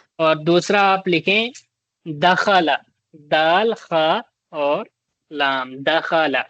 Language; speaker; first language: Urdu; native; Urdu